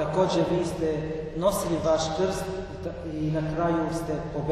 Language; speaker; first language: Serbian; non-native, learner; Arabic